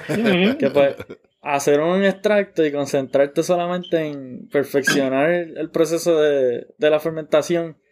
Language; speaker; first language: Spanish; native; Spanish